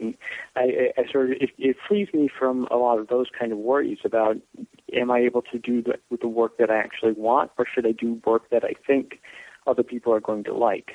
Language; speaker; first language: English; native; English